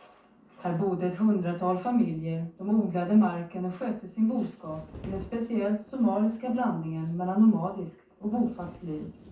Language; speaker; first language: Swedish; native; Swedish